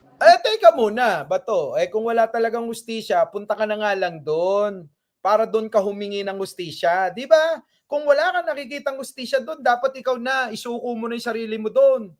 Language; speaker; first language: Filipino; non-native, local second language; Iloko